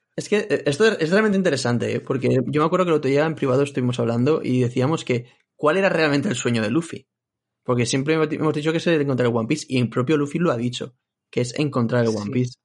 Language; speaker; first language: Spanish; native; Spanish